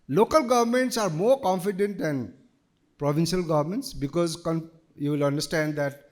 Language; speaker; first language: English; non-native, local second language; Nepali